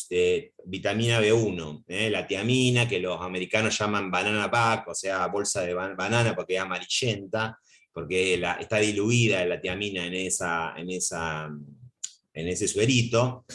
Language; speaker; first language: Spanish; native; Spanish